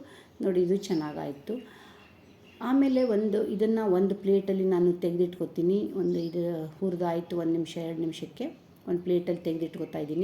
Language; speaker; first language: Kannada; native; Kannada